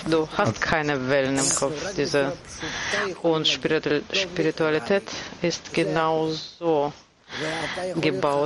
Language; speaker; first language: German; non-native, fluent; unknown